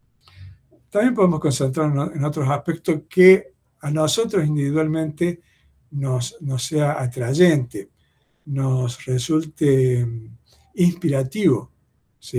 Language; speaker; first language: Spanish; native; Spanish